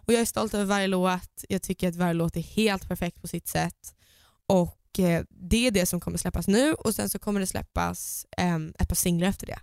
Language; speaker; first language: Swedish; native; Swedish